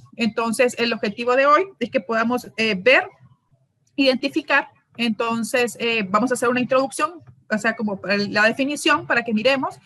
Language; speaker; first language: Spanish; native; Spanish